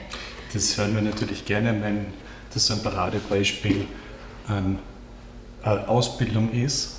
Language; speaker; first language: German; native; German